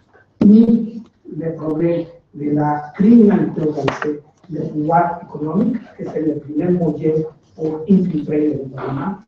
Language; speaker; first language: French; non-native, learner; Spanish